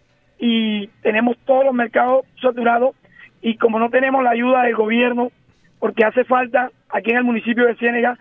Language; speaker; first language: Spanish; native; Spanish